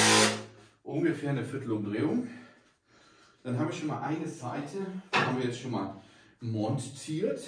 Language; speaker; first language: German; native; German